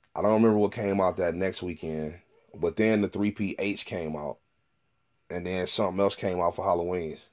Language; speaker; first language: English; native; English